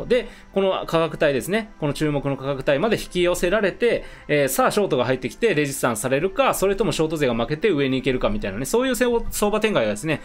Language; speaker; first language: Japanese; native; Japanese